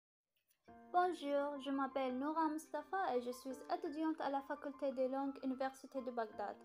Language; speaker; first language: French; non-native, fluent; Arabic